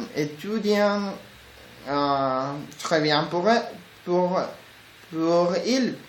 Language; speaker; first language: French; non-native, learner; Spanish